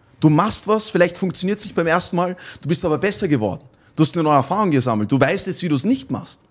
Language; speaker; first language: German; native; German